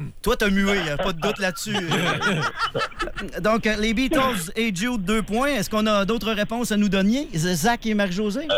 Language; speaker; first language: French; native; French